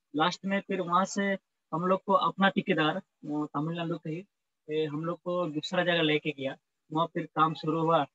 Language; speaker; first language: Hindi; native; Hindi